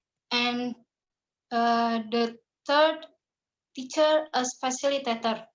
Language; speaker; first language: English; non-native, learner; Indonesian